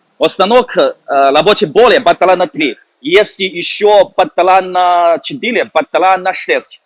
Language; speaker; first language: Russian; non-native, learner; Chinese